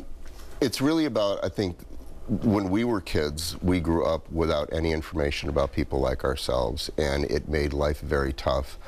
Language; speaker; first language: English; native; English